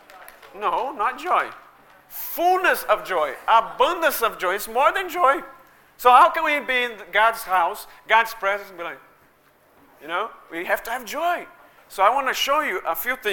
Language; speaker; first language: English; early bilingual, other home language; Portuguese